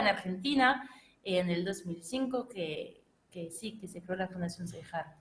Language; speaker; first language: Spanish; non-native, fluent; French